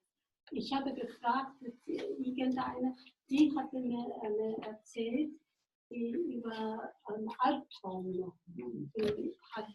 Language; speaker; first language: German; non-native, fluent; Japanese